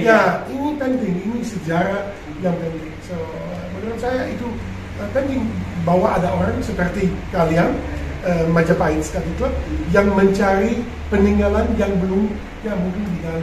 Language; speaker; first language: Indonesian; non-native, fluent; Dutch